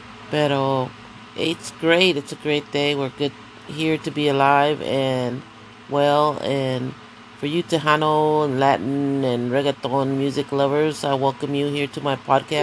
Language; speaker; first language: English; early bilingual, other home language; Spanish